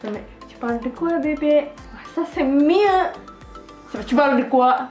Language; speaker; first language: French; non-native, learner; Indonesian